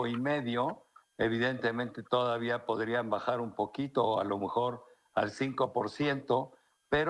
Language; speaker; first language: Spanish; native; Spanish